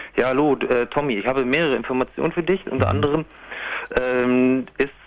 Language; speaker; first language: German; native; German